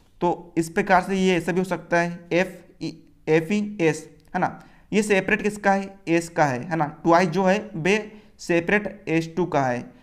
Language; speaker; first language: Hindi; native; Hindi